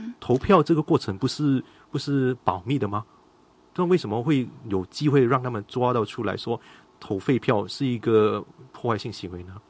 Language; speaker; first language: Chinese; native; Chinese